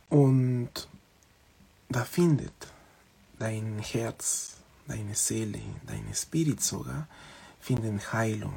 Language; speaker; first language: German; non-native, fluent; Spanish